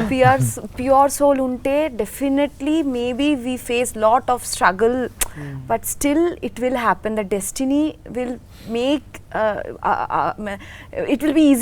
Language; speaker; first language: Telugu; non-native, learner; Bangla